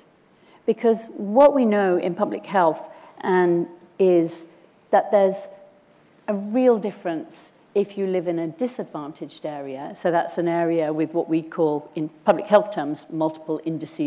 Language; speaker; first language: English; native; English